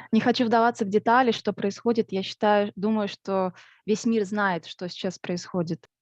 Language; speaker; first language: Russian; native; Russian